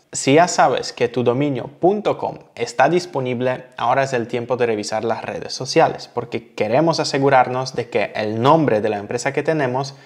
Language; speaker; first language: Spanish; non-native, fluent; Polish